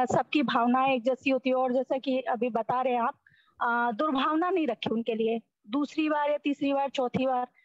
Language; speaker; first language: Hindi; native; Hindi